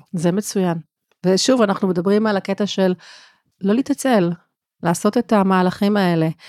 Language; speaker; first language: Hebrew; non-native, fluent; English